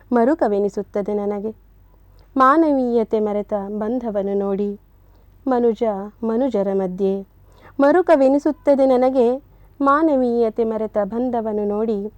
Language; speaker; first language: Kannada; native; Kannada